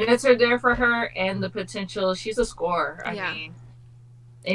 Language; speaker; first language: English; native; English